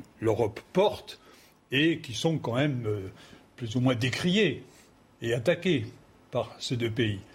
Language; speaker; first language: French; native; French